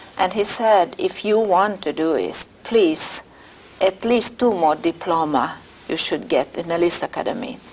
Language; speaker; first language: English; non-native, fluent; Hungarian